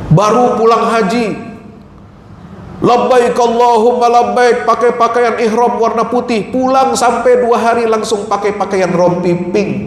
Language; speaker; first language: Indonesian; native; Indonesian